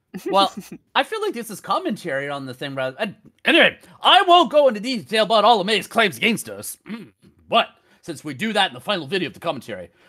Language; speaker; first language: English; native; English